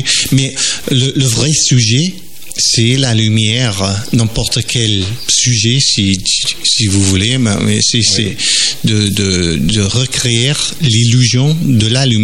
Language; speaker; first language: French; non-native, fluent; English